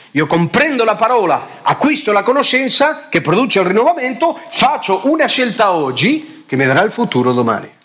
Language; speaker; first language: Italian; non-native, fluent; Spanish